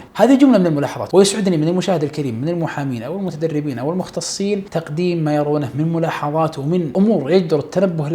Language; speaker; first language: Arabic; native; Arabic